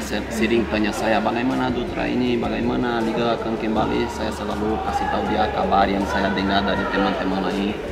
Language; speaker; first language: Indonesian; non-native, fluent; Portuguese